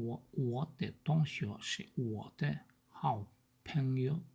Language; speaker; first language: Chinese; non-native, learner; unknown